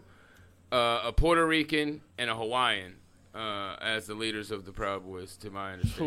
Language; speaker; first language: English; native; English